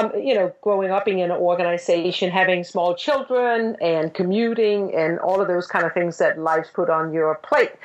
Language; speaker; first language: English; non-native, fluent; Danish